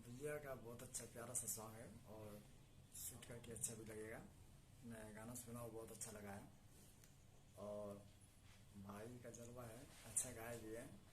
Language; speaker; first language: Hindi; non-native, local second language; Bhojpuri